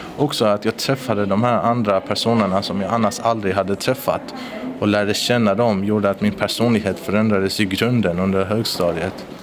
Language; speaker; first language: Swedish; early bilingual, other home language; Persian